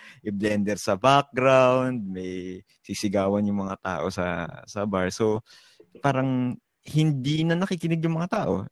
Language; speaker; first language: Filipino; native; Filipino